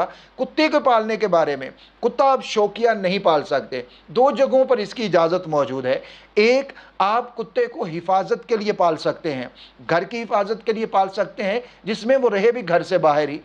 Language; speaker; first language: Urdu; native; Urdu